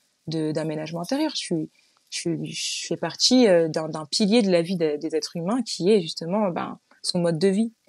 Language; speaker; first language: French; native; French